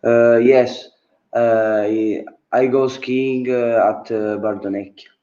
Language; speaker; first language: English; non-native, learner; Italian